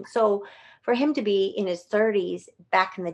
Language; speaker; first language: English; native; English